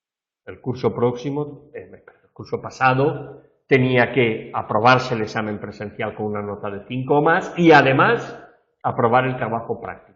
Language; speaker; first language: Spanish; native; Spanish